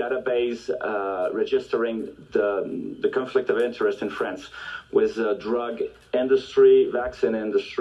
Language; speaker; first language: English; non-native, fluent; French